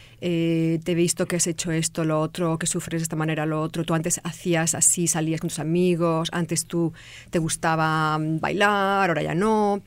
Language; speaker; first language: Spanish; native; Spanish